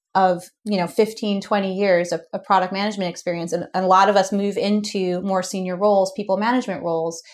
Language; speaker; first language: English; native; English